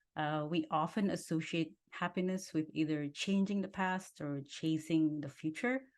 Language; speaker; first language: English; non-native, fluent; Indonesian